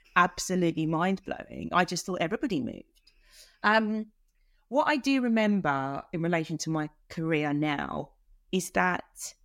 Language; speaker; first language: English; native; English